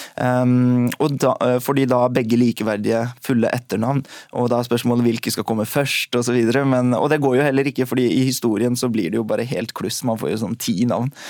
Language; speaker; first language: Norwegian; early bilingual, other home language; Urdu